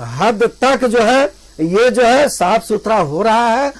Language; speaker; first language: Hindi; native; Hindi